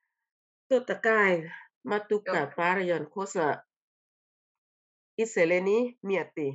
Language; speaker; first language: Finnish; non-native, learner; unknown